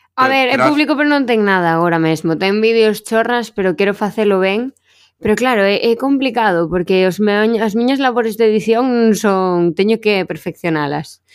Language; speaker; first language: Galician; non-native, local second language; Spanish